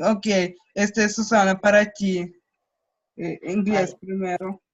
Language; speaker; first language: Spanish; non-native, learner; Russian